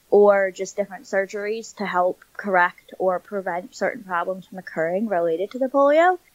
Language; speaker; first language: English; native; English